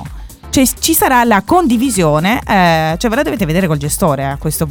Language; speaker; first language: Italian; native; Italian